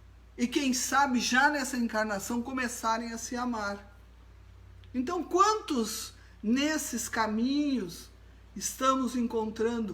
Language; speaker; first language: Portuguese; native; Portuguese